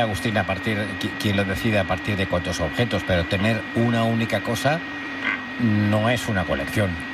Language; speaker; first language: Spanish; native; Spanish